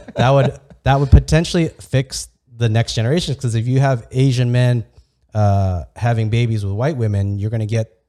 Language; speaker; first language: English; native; English